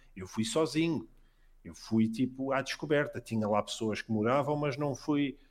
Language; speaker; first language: Portuguese; native; Portuguese